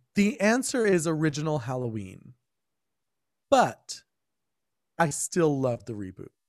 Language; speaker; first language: English; native; English